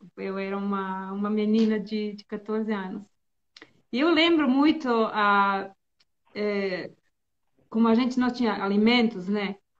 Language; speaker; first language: Portuguese; non-native, learner; Bosnian